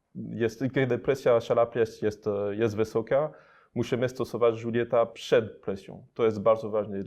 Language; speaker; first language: Polish; non-native, learner; French